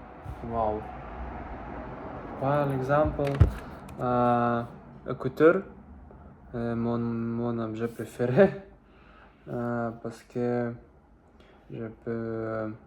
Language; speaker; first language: French; non-native, learner; Russian